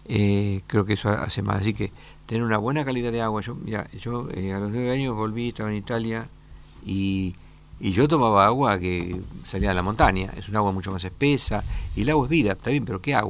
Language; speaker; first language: Spanish; native; Spanish